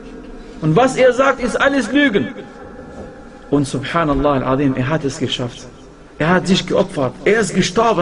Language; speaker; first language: German; non-native, fluent; Arabic